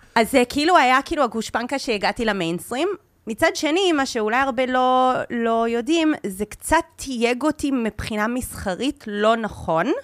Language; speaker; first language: Hebrew; early bilingual, heritage; English